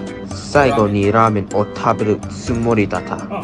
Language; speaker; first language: Japanese; non-native, learner; English